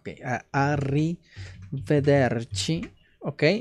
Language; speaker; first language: Italian; non-native, learner; Spanish